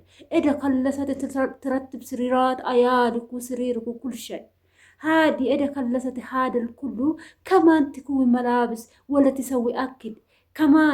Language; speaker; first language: Arabic; non-native, learner; Oromo